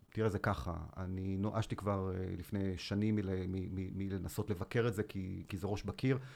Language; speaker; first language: Hebrew; native; Hebrew